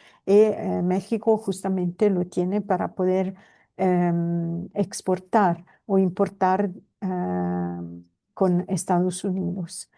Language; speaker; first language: Spanish; non-native, fluent; Italian